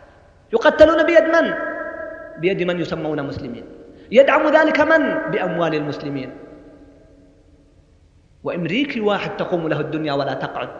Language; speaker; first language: Arabic; native; Arabic